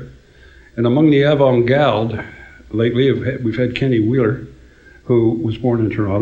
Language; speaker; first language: English; native; English